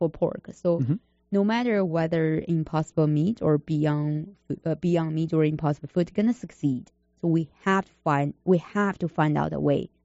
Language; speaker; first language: English; non-native, learner; Chinese